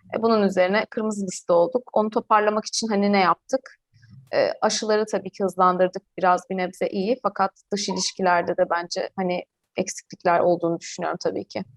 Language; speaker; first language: Turkish; native; Turkish